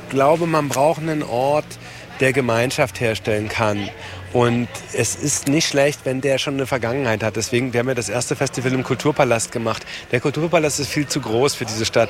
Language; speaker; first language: German; native; German